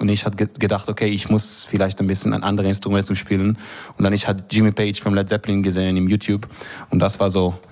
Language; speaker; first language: German; non-native, learner; Hebrew